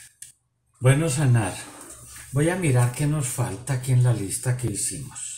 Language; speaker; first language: Spanish; native; Spanish